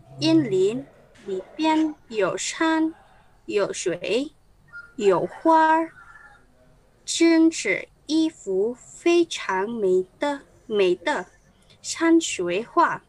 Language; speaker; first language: Chinese; non-native, learner; Indonesian